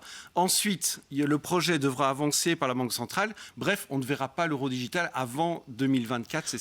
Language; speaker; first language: French; native; French